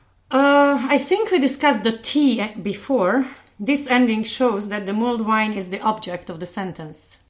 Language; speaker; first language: English; non-native, fluent; Hungarian